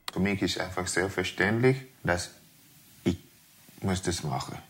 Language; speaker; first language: German; non-native, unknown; Yoruba